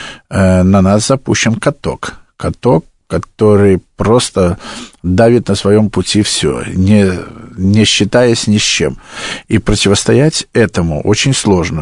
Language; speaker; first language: Russian; native; Russian